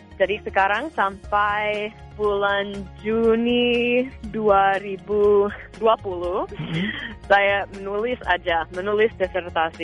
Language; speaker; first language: Indonesian; non-native, fluent; English